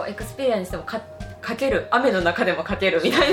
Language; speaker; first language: Japanese; native; Japanese